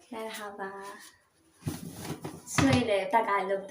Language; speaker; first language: Turkish; non-native, learner; Filipino